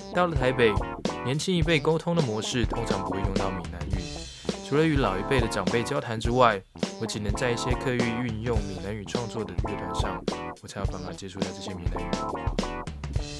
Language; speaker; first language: Chinese; native; Chinese